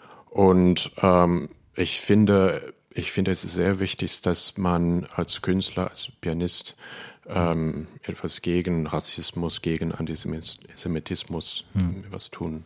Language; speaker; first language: German; non-native, fluent; Cantonese